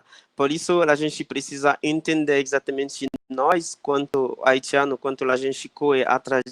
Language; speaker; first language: Portuguese; non-native, fluent; Haitian Creole